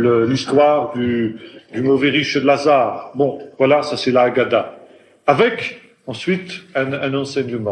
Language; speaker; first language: French; native; French